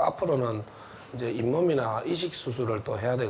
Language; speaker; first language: Korean; native; Korean